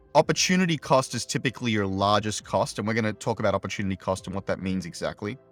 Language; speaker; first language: English; native; English